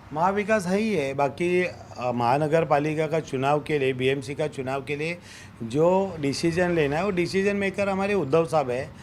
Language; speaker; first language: Hindi; non-native, local second language; Marathi